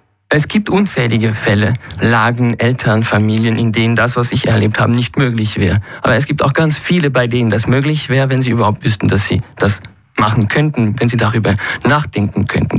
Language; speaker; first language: German; non-native, fluent; French